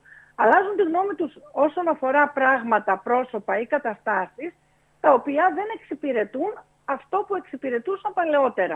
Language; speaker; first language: Greek; native; Greek